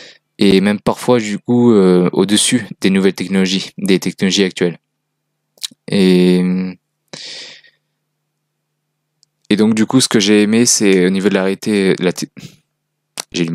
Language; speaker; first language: French; native; French